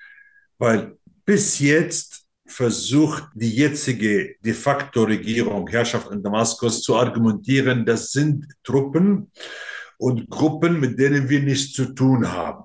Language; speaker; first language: German; non-native, fluent; Arabic